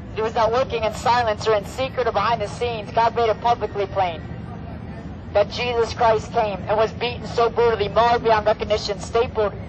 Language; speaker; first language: English; native; English